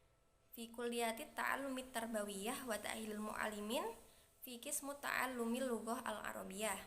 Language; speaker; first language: Arabic; non-native, learner; Indonesian